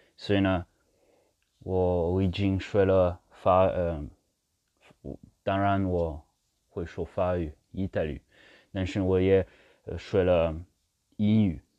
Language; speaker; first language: Chinese; non-native, learner; French